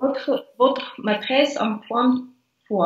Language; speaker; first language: French; non-native, learner; Russian